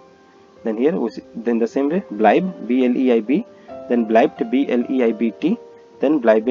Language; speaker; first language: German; non-native, fluent; Hindi